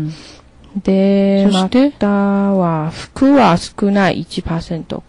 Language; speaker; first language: Japanese; non-native, learner; Chinese